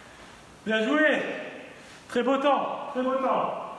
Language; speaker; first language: French; native; French